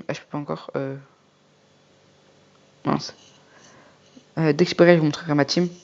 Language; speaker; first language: French; native; French